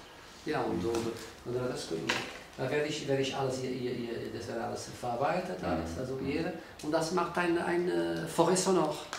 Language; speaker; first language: German; non-native, learner; Portuguese